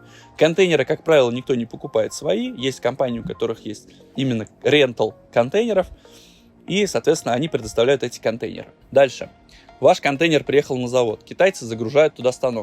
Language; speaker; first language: Russian; native; Russian